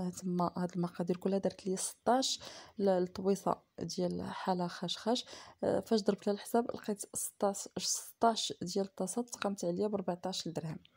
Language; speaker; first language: Arabic; native; Arabic